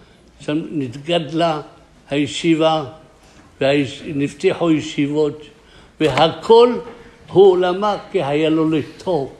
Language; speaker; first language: Hebrew; non-native, fluent; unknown